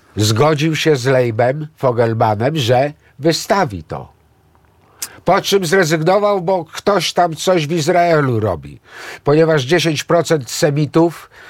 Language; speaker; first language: Polish; early bilingual, other home language; Greek